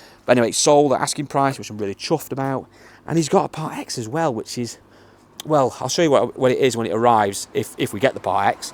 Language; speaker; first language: English; native; English